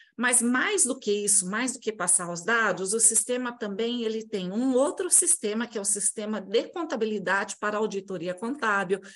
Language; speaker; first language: Portuguese; native; Portuguese